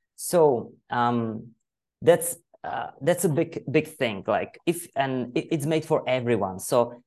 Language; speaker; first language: English; non-native, fluent; Czech